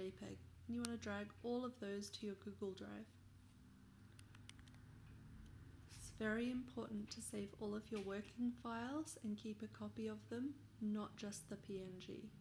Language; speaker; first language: English; native; English